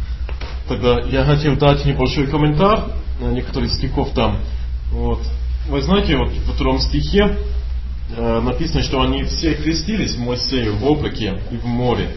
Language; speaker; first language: Russian; non-native, learner; English